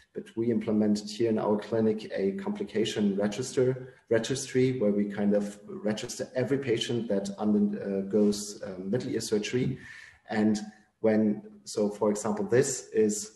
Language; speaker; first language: English; non-native, fluent; German